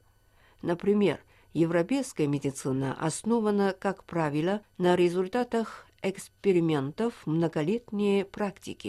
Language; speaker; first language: Russian; non-native, fluent; Chinese